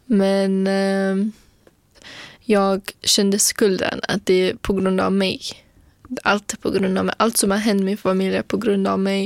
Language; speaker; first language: Swedish; non-native, fluent; Kurdish